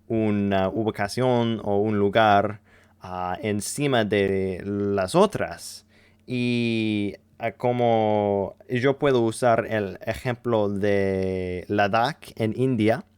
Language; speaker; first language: Spanish; non-native, learner; English